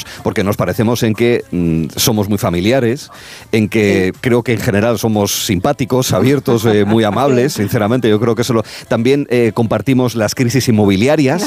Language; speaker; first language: Spanish; native; Spanish